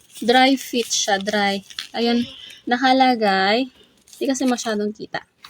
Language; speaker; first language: Filipino; native; Filipino